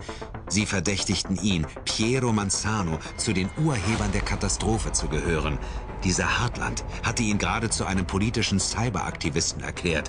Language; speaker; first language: German; native; German